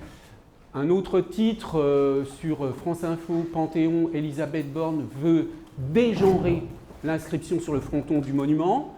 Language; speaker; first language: French; native; French